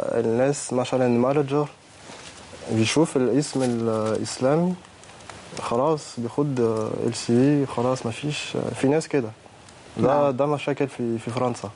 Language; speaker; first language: Arabic; non-native, learner; French